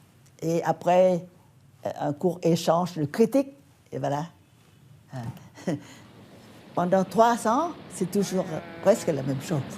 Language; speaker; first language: French; non-native, fluent; Vietnamese